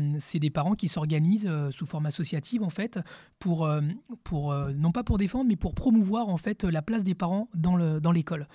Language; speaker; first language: French; early bilingual, other home language; Spanish